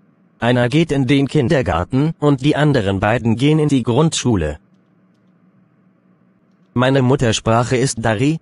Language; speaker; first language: German; non-native, learner; Persian